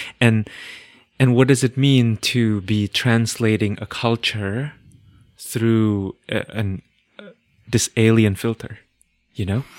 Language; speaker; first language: English; non-native, fluent; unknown